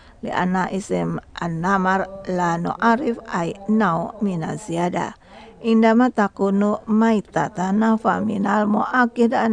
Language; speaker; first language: Arabic; non-native, fluent; Indonesian